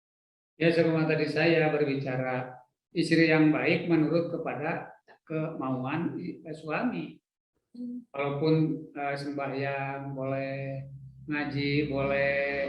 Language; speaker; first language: Indonesian; non-native, local second language; Sundanese